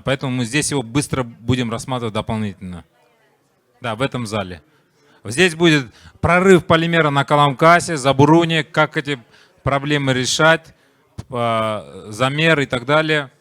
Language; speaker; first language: Russian; native; Russian